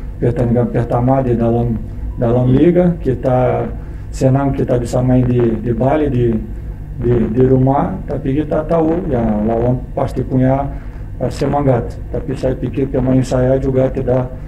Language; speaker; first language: Indonesian; non-native, learner; Portuguese